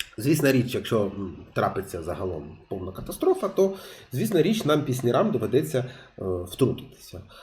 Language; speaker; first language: Ukrainian; non-native, local second language; Russian